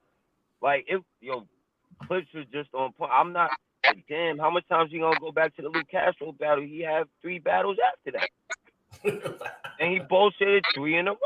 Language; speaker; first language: English; native; English